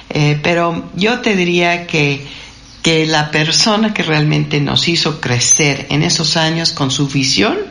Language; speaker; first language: Spanish; non-native, fluent; English